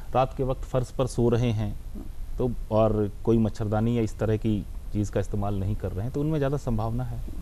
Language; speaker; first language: Hindi; native; Hindi